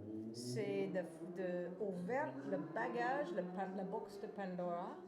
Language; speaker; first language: French; non-native, fluent; English